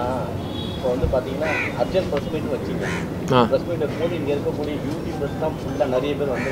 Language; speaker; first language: Tamil; native; Tamil